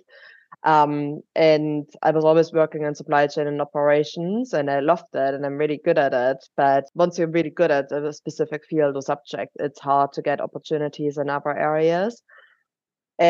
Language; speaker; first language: English; non-native, fluent; German